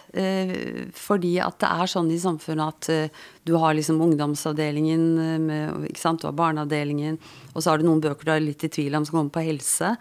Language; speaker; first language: Norwegian; native; Norwegian